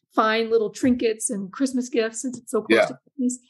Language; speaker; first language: English; native; English